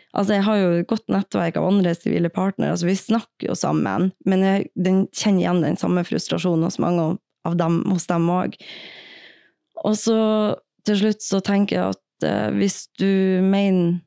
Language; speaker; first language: Norwegian; native; Norwegian